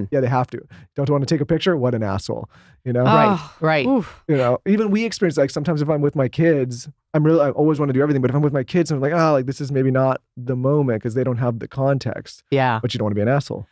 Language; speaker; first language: English; native; English